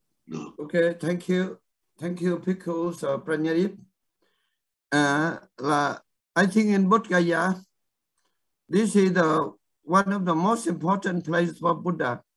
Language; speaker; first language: English; non-native, fluent; Vietnamese